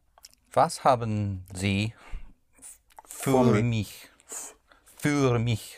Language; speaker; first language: German; non-native, learner; English